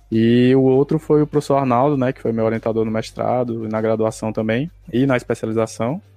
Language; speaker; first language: Portuguese; native; Portuguese